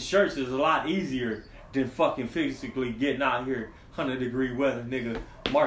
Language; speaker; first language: English; native; English